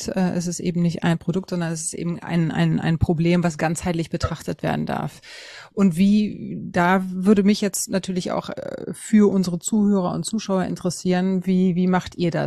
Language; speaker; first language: German; native; German